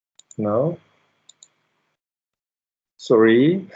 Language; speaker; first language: English; non-native, learner; French